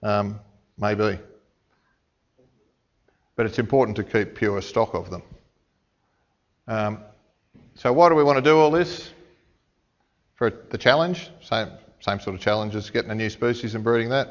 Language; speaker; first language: English; native; English